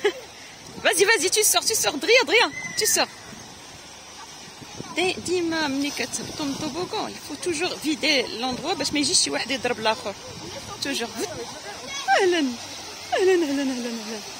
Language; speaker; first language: French; non-native, local second language; Arabic